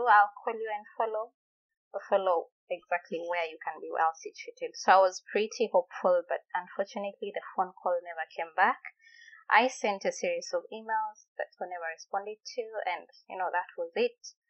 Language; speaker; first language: English; non-native, local second language; Gusii